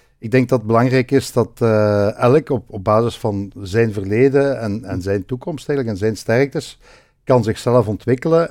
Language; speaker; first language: Dutch; native; Dutch